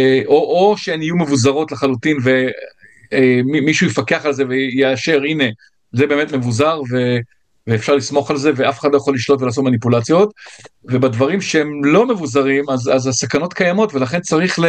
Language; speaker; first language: Hebrew; native; Hebrew